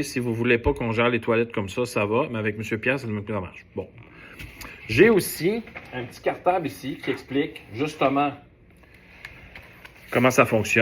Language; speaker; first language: French; native; French